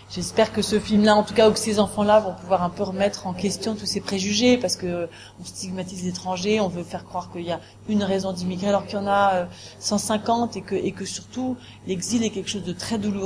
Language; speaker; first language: French; native; French